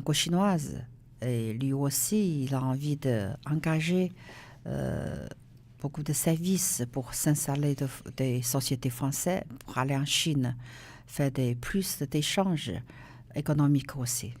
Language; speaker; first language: French; non-native, learner; Chinese